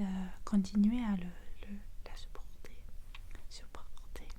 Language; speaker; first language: French; non-native, fluent; English